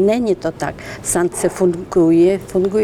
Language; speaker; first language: Czech; non-native, fluent; Ukrainian